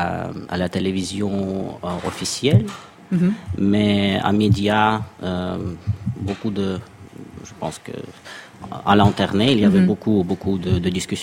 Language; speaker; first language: French; non-native, fluent; Russian